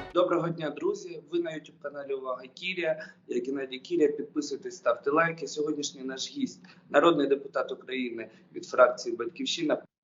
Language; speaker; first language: Ukrainian; native; Ukrainian